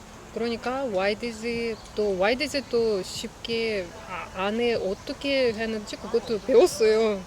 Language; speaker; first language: Korean; non-native, learner; Russian